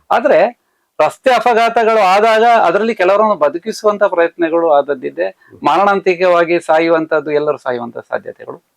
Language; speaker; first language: Kannada; native; Kannada